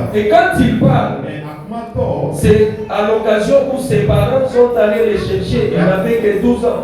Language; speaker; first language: French; non-native, local second language; Bambara